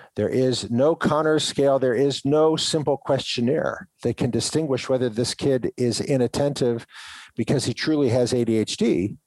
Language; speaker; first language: English; native; English